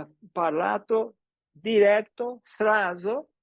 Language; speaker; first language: Italian; non-native, fluent; English